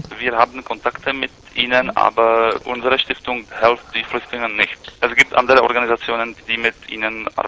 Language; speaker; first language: German; non-native, fluent; Czech